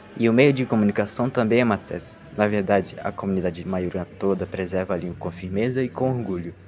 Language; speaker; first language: Portuguese; non-native, local second language; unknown